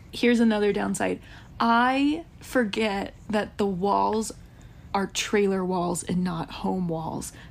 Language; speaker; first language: English; native; English